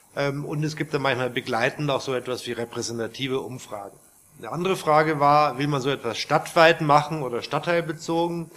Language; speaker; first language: German; native; German